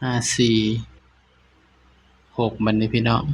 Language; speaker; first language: Thai; non-native, local second language; Lao